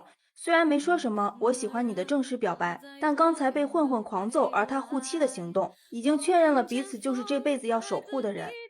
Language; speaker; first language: Chinese; native; Chinese